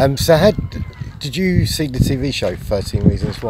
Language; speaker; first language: English; native; English